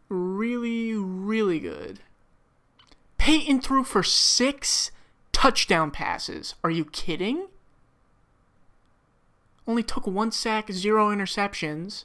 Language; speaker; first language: English; native; English